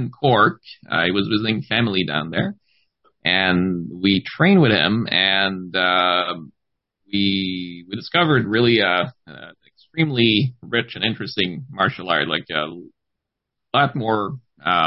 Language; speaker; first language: English; native; English